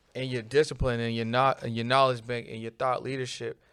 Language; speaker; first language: English; native; English